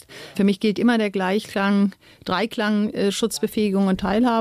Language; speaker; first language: German; native; German